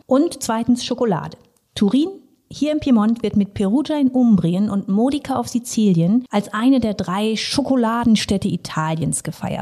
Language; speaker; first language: German; native; German